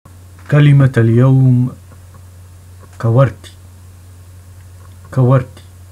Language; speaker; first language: Arabic; non-native, local second language; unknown